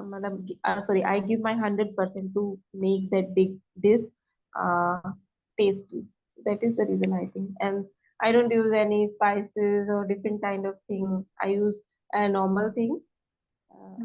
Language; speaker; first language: English; non-native, learner; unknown